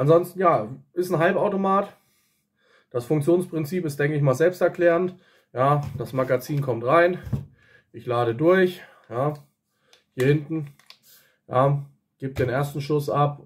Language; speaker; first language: German; native; German